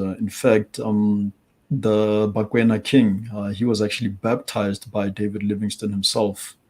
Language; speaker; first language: English; non-native, local second language; Tswana